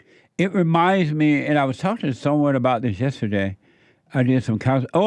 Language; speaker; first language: English; native; English